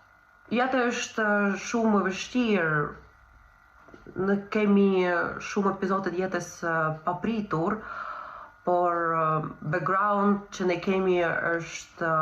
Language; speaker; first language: Albanian; early bilingual, heritage; Albanian